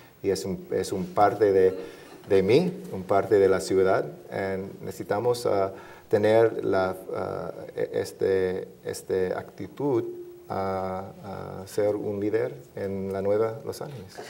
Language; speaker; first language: Spanish; non-native, learner; English